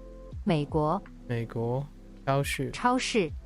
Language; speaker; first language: Chinese; non-native, learner; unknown